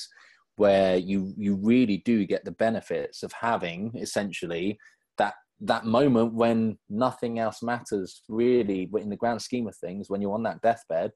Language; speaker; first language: English; native; English